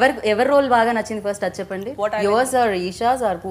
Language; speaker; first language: Telugu; native; Telugu